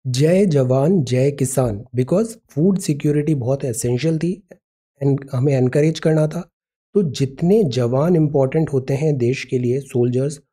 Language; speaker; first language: Hindi; native; Hindi